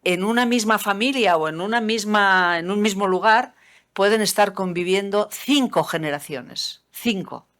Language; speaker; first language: Spanish; non-native, local second language; Catalan